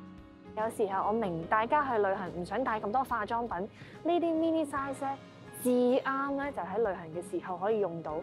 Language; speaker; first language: Cantonese; native; Cantonese